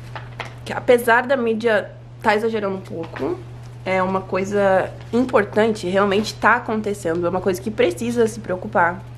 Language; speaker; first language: Portuguese; native; Portuguese